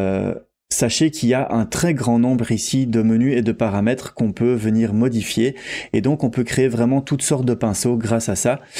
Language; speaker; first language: French; native; French